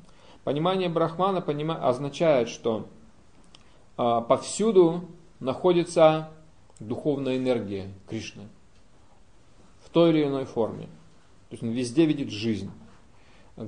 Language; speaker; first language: Russian; native; Russian